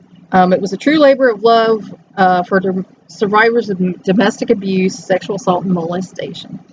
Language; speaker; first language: English; native; English